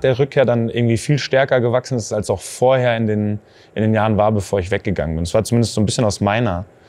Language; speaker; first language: German; native; German